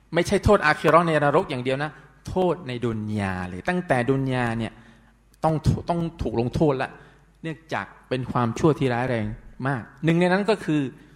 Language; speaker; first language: Thai; non-native, local second language; Pattani Malay